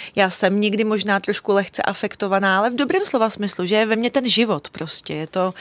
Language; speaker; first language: Czech; early bilingual, other home language; Russian